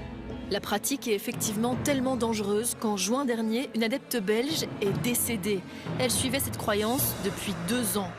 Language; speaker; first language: French; native; French